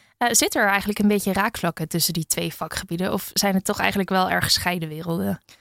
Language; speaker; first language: Dutch; native; Dutch